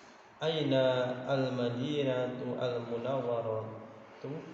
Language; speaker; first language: Arabic; non-native, learner; Indonesian